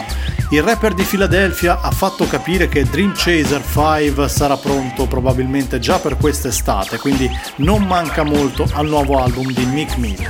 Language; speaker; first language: Italian; native; Italian